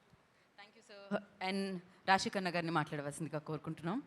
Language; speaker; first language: Telugu; native; Telugu